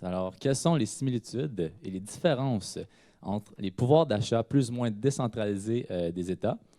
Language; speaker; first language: French; native; French